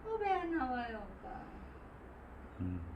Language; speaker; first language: Korean; non-native, learner; Thai